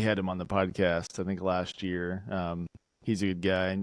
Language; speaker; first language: English; native; English